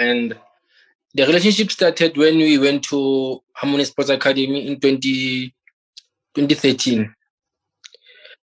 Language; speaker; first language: English; non-native, local second language; Southern Sotho